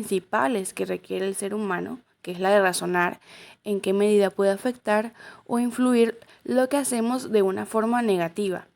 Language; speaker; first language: Spanish; native; Spanish